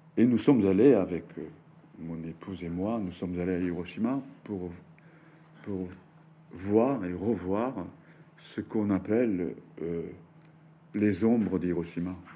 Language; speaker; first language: French; non-native, fluent; Japanese